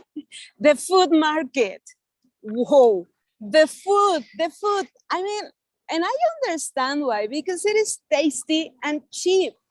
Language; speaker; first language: English; non-native, fluent; Spanish